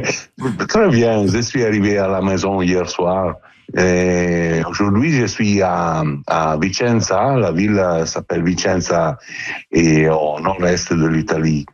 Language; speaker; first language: French; non-native, fluent; Italian